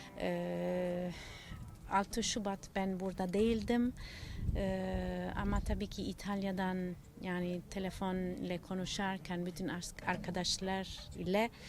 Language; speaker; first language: Turkish; non-native, learner; Italian